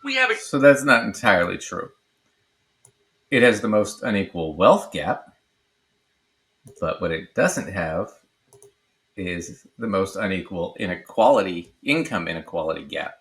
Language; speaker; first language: English; native; English